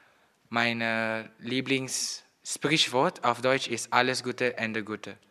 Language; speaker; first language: German; non-native, learner; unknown